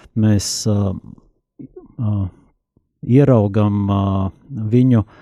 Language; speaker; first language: Latvian; native; Latvian